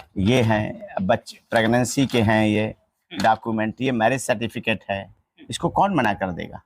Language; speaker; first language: Hindi; native; Hindi